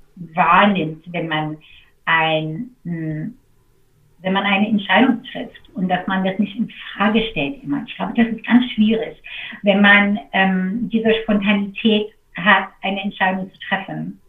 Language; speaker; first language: German; non-native, fluent; English